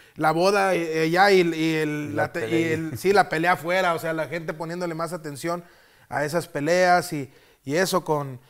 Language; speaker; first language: Spanish; early bilingual, heritage; Spanish